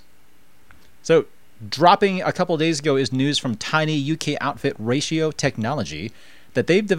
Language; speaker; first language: English; native; English